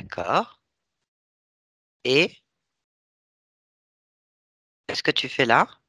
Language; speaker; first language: French; native; French